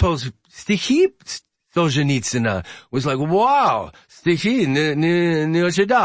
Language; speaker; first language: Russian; non-native, learner; English